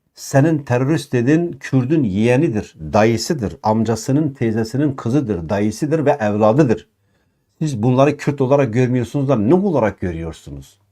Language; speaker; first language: Turkish; non-native, local second language; Kurdish